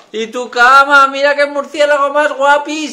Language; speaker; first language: Spanish; native; Spanish